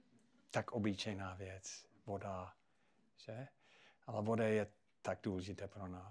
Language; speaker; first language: Czech; non-native, fluent; English